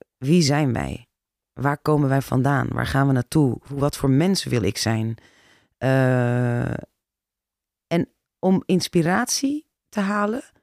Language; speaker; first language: Dutch; early bilingual, other home language; Turkish